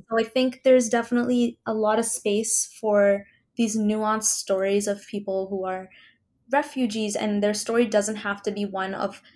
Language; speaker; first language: English; early bilingual, other home language; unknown